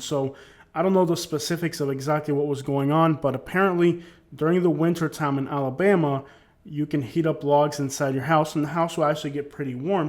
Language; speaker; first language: English; native; English